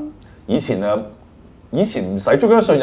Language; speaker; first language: Cantonese; native; Cantonese